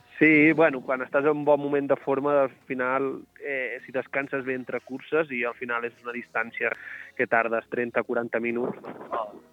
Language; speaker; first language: Catalan; native; Catalan